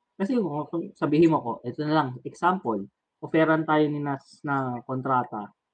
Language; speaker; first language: Filipino; native; Filipino